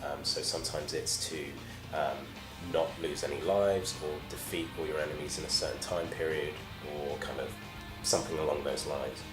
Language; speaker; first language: English; native; English